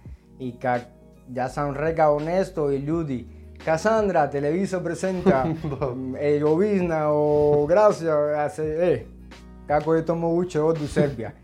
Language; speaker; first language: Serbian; non-native, learner; Spanish